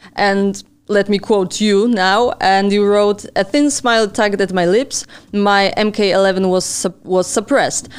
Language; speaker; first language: English; non-native, fluent; Polish